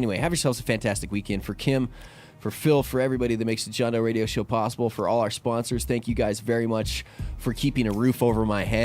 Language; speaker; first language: English; native; English